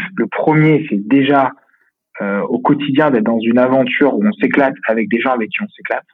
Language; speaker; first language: French; native; French